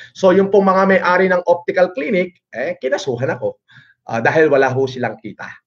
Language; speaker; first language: Filipino; non-native, local second language; Iloko